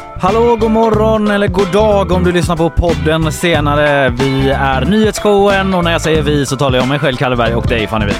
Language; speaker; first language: Swedish; native; Swedish